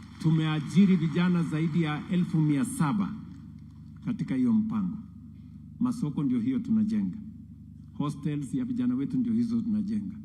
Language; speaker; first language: Swahili; non-native, local second language; Kalenjin